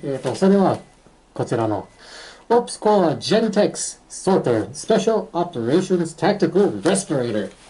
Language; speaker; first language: Japanese; non-native, fluent; English